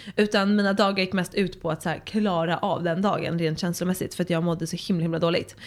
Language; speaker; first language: Swedish; native; Swedish